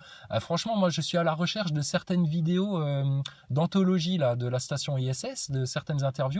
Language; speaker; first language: French; native; French